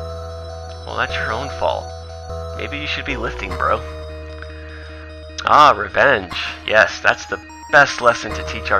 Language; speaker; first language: English; native; English